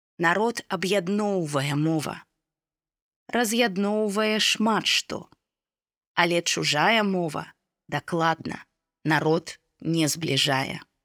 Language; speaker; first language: Belarusian; non-native, local second language; Russian